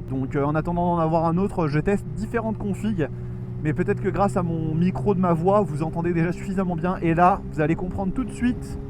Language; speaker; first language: French; native; French